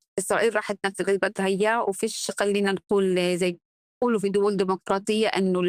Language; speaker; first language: Arabic; early bilingual, heritage; Arabic